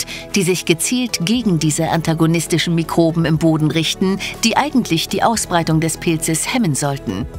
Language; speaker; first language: German; native; German